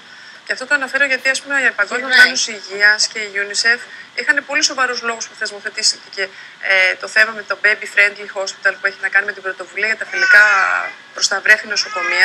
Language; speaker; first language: Greek; native; Greek